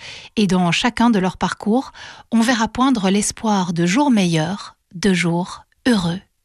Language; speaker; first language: French; native; French